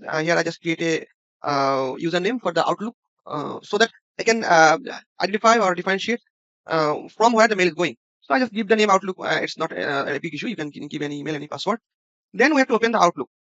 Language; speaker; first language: English; non-native, local second language; Bangla